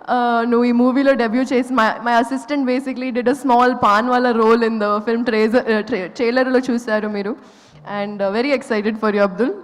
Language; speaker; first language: Telugu; non-native, local second language; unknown